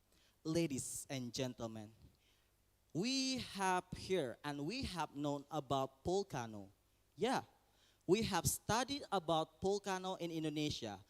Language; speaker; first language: English; non-native, learner; Indonesian